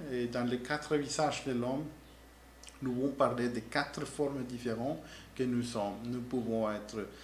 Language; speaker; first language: French; non-native, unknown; Spanish